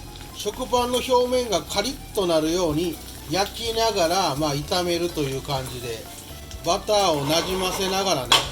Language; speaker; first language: Japanese; native; Japanese